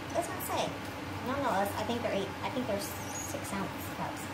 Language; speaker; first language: English; native; English